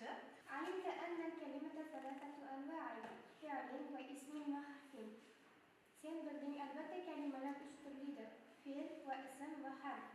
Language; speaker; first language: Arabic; non-native, fluent; Uzbek